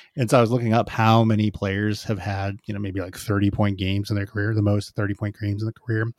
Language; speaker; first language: English; native; English